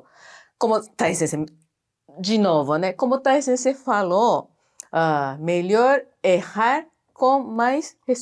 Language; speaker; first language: Portuguese; non-native, fluent; Japanese